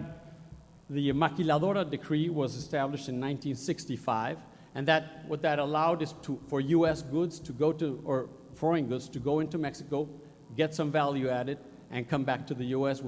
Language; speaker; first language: English; non-native, fluent; Spanish